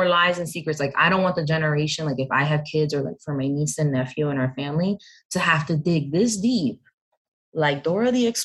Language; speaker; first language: English; native; English